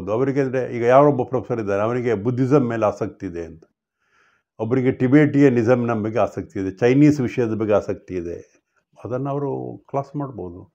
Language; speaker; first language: Kannada; non-native, local second language; Tulu